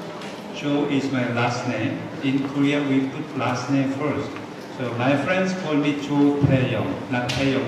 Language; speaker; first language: English; non-native, fluent; Korean